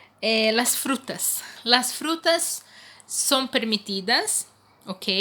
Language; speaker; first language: Spanish; non-native, fluent; Portuguese